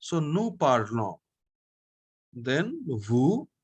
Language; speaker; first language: French; non-native, fluent; Bangla